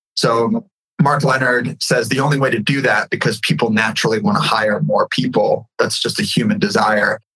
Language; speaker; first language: English; native; English